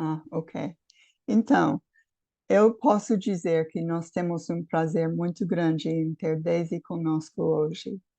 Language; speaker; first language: Portuguese; non-native, fluent; English